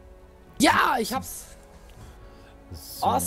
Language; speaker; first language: German; native; German